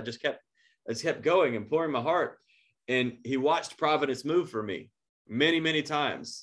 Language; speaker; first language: English; native; English